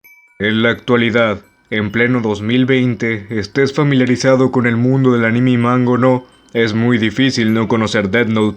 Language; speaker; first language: Spanish; native; Spanish